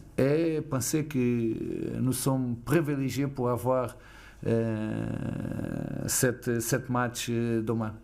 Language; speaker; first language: French; non-native, fluent; Portuguese